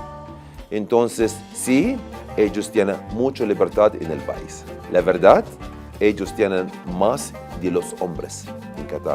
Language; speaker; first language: Spanish; non-native, fluent; Arabic